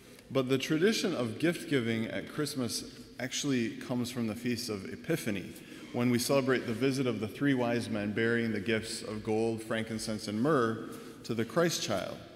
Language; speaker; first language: English; native; English